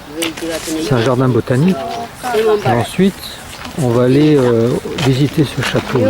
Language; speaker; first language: French; native; French